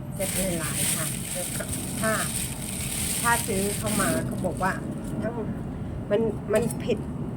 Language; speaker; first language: Thai; non-native, local second language; Northern Khmer